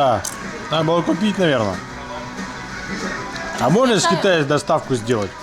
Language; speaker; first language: Russian; native; Russian